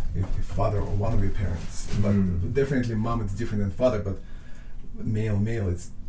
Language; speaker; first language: English; non-native, fluent; Russian